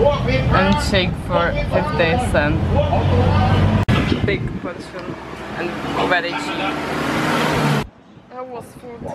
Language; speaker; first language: English; non-native, learner; Czech